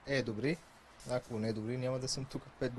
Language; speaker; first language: Bulgarian; non-native, learner; Arabic